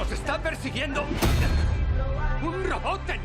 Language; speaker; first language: Spanish; native; Spanish